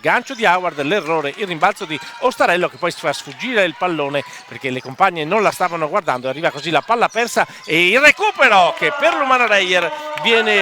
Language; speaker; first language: Italian; native; Italian